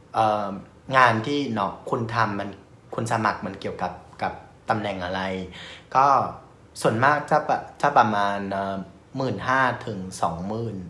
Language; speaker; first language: Thai; non-native, fluent; Vietnamese